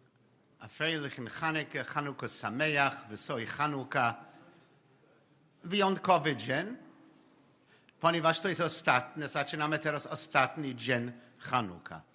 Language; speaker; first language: Polish; non-native, learner; English